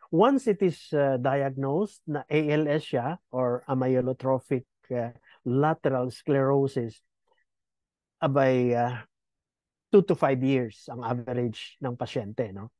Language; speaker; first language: Filipino; native; Filipino